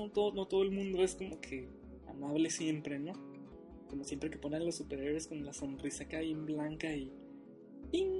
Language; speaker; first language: Spanish; native; Spanish